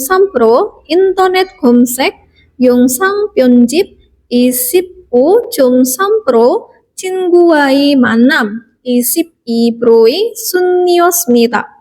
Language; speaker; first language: Korean; non-native, fluent; Indonesian